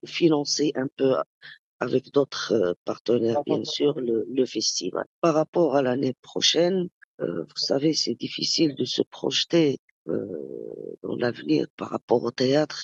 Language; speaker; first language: French; non-native, local second language; Arabic